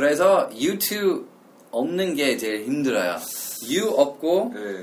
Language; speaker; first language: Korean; non-native, learner; English